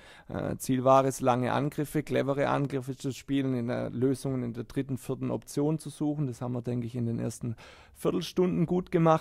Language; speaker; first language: German; native; German